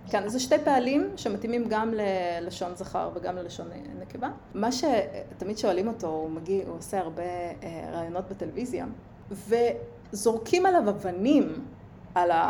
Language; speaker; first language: Hebrew; early bilingual, other home language; Russian